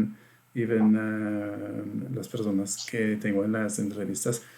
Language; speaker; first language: Spanish; non-native, fluent; German